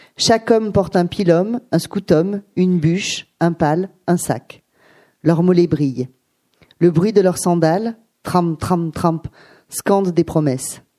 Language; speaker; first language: French; native; French